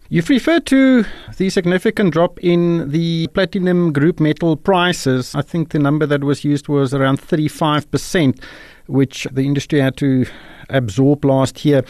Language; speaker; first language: English; non-native, local second language; Afrikaans